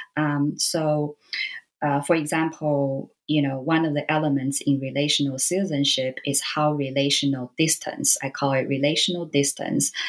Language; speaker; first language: English; non-native, fluent; Chinese